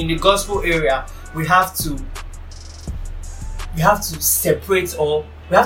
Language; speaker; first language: English; non-native, local second language; Yoruba